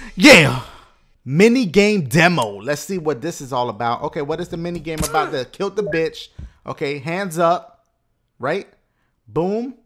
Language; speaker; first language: English; native; English